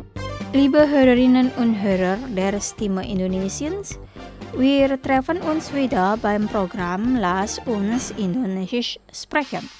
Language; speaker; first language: German; non-native, fluent; Indonesian